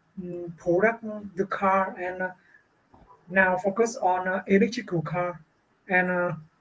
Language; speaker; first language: English; non-native, learner; Vietnamese